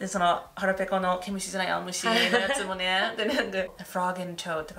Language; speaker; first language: Japanese; non-native, fluent; English